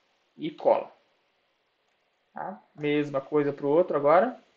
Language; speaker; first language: Portuguese; native; Portuguese